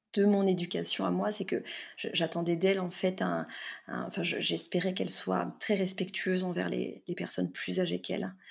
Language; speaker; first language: French; native; French